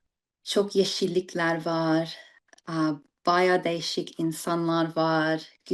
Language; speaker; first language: Turkish; early bilingual, heritage; English